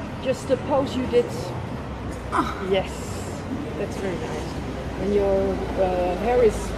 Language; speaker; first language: English; non-native, learner; Dutch